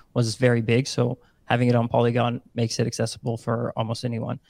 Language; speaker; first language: English; non-native, fluent; Dutch